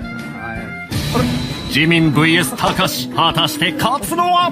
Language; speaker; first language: Japanese; native; Japanese